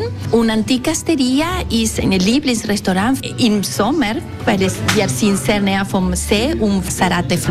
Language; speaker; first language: German; non-native, learner; Italian